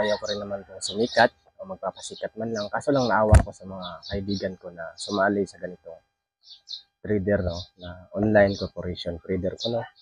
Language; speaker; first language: Filipino; non-native, local second language; Cebuano